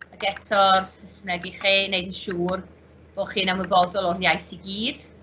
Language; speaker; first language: Welsh; native; Welsh